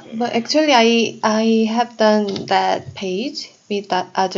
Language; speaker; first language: English; non-native, learner; Korean